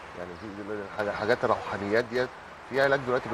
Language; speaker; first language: Arabic; native; Arabic